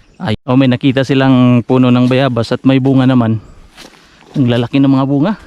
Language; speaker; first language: Filipino; non-native, local second language; Cebuano